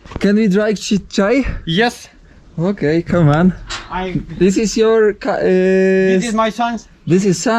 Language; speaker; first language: English; non-native, learner; Polish